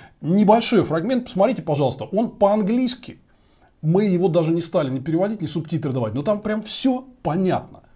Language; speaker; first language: Russian; native; Russian